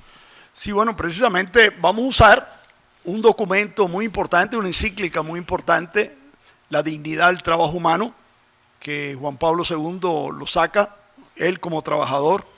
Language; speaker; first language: Spanish; native; Spanish